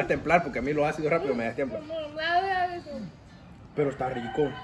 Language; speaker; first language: Spanish; native; Spanish